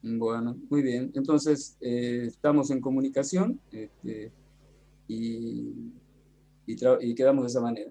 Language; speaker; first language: Spanish; native; Spanish